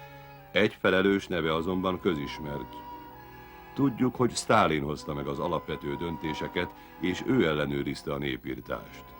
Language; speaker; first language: Hungarian; native; Hungarian